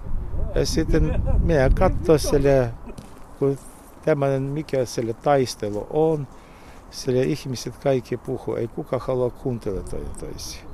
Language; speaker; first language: Finnish; non-native, learner; Russian